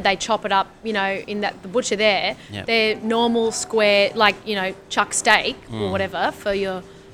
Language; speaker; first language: English; native; English